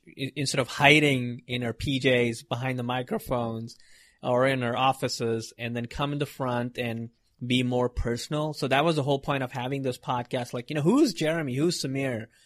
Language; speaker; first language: English; non-native, local second language; Hindi